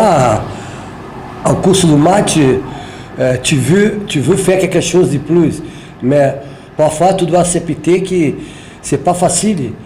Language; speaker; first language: French; non-native, fluent; Portuguese